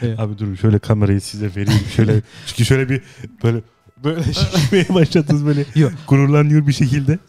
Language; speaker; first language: Turkish; early bilingual, heritage; Turkish